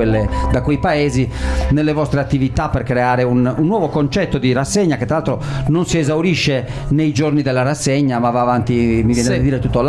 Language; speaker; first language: Italian; native; Italian